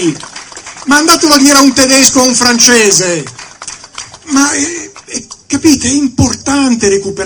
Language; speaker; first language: Italian; native; Italian